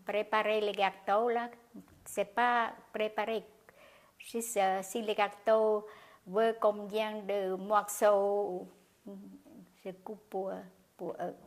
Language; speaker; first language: French; non-native, learner; Khmer